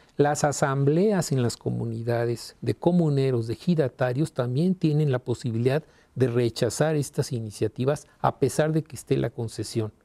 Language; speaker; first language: Spanish; native; Spanish